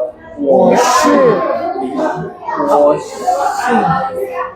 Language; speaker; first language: Chinese; non-native, learner; Indonesian